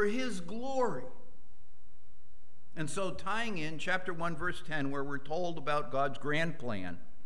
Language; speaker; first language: English; native; English